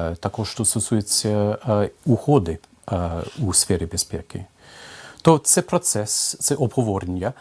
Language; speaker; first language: Ukrainian; non-native, fluent; English